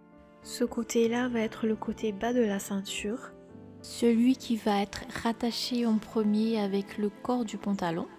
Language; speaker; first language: French; native; French